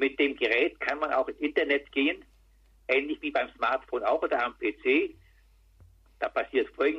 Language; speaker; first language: German; native; German